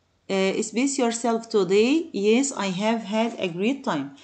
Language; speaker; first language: English; non-native, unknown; Arabic